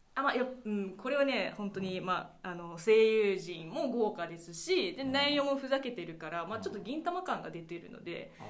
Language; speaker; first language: Japanese; non-native, fluent; Chinese